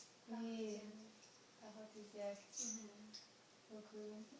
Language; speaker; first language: French; non-native, learner; English